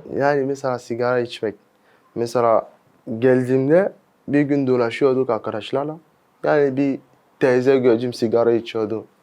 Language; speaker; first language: Turkish; non-native, fluent; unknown